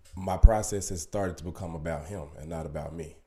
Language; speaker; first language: English; native; English